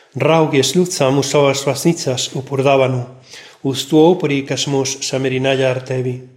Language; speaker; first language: Latvian; non-native, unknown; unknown